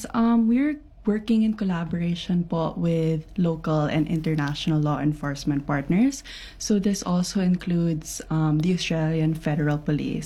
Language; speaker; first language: English; non-native, local second language; Filipino